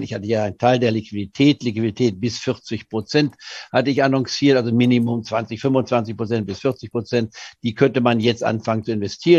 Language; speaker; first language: German; native; German